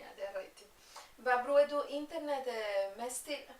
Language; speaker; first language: Danish; non-native, learner; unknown